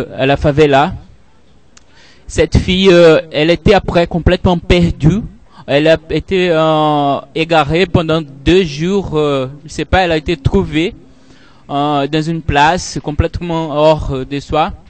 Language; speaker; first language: French; non-native, fluent; Portuguese